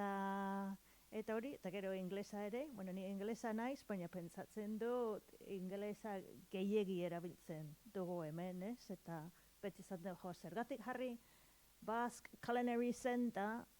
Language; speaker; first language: Basque; non-native, learner; English